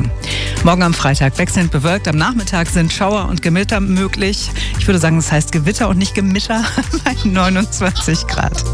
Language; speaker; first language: German; native; German